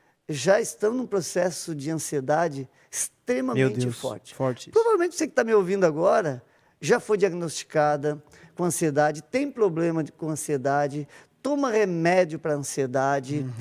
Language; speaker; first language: Portuguese; native; Portuguese